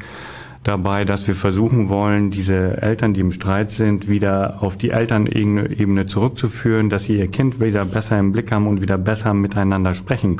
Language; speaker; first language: German; native; German